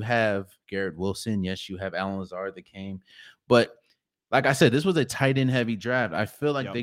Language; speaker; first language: English; native; English